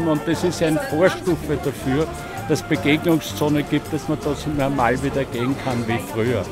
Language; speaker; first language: German; native; German